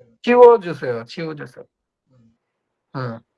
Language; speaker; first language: Korean; non-native, learner; Bangla